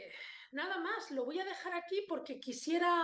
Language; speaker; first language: Spanish; native; Spanish